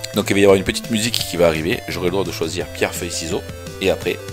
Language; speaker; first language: French; native; French